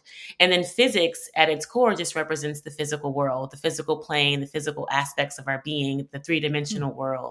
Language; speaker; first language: English; native; English